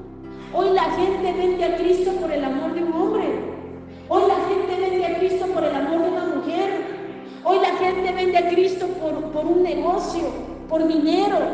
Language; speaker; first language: Spanish; native; Spanish